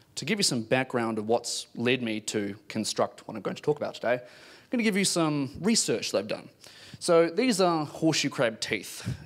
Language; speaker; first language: English; native; English